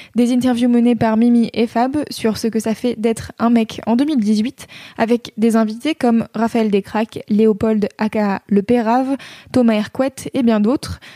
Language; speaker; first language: French; native; French